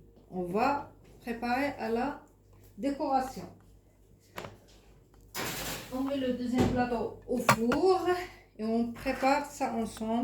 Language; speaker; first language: French; non-native, fluent; Arabic